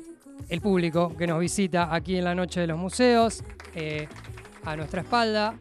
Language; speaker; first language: Spanish; native; Spanish